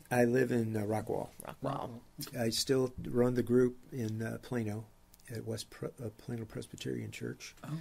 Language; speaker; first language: English; native; English